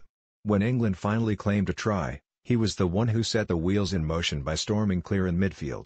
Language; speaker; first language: English; native; English